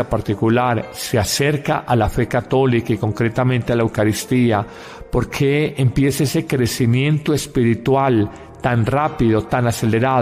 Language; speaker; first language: Spanish; native; Spanish